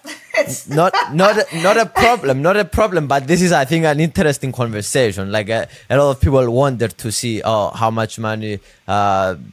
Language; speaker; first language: English; non-native, fluent; Greek